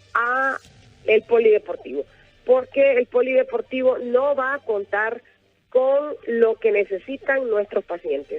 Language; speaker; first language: Spanish; native; Spanish